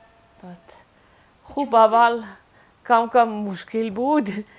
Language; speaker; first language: Persian; non-native, learner; Swiss German